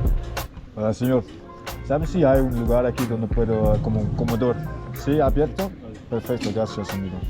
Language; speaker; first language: Spanish; non-native, learner; English